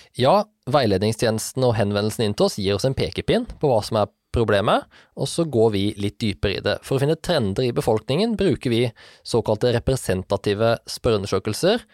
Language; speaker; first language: Norwegian; native; Norwegian